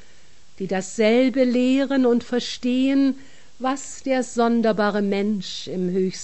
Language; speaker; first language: German; native; German